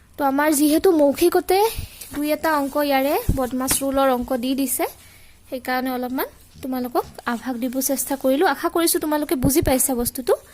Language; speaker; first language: Assamese; native; Assamese